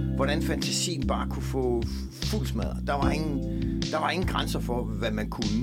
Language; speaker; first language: Danish; native; Danish